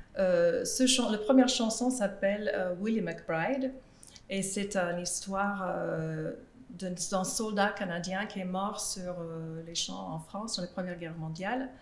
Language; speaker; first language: French; non-native, fluent; English